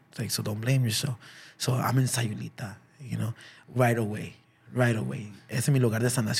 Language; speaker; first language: English; early bilingual, other home language; Spanish